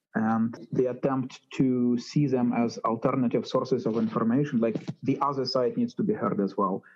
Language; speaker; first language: English; non-native, fluent; Ukrainian